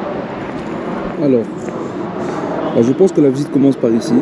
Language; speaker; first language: French; native; French